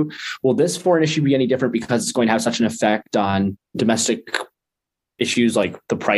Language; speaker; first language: English; native; English